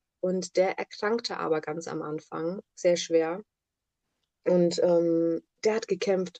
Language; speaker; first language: German; early bilingual, other home language; Italian